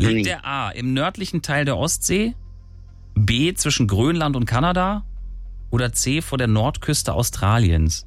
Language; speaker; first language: German; native; German